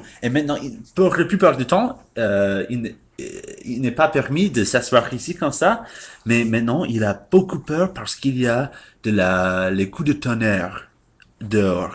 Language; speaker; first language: French; non-native, learner; English